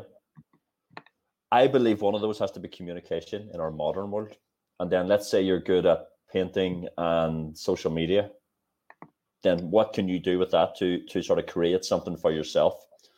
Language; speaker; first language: English; native; English